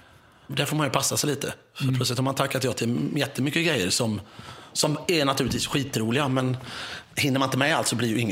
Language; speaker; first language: Swedish; native; Swedish